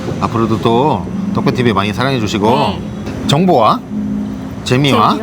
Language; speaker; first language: Korean; native; Korean